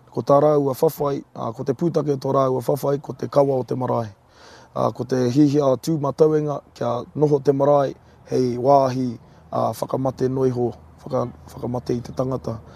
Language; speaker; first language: Māori; native; Māori